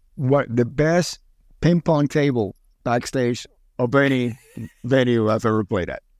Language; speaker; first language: English; early bilingual, other home language; Spanish